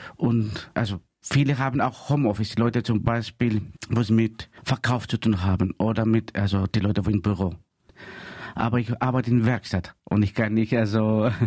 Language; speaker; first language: German; non-native, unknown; Greek